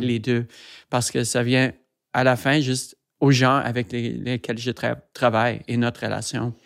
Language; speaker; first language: French; non-native, fluent; English